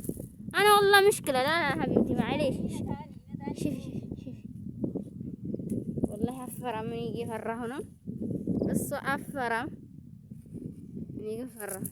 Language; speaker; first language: Arabic; non-native, learner; Amharic